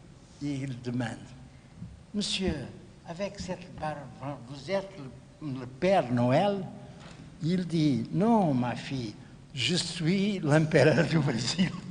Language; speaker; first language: French; non-native, fluent; Portuguese